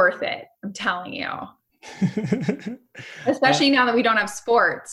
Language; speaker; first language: English; native; English